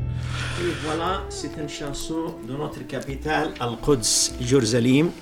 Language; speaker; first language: French; non-native, local second language; Arabic